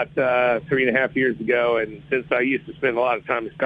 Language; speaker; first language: English; native; English